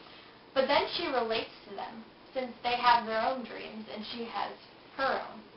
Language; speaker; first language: English; native; English